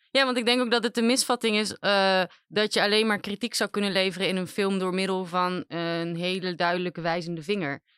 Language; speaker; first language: Dutch; native; Dutch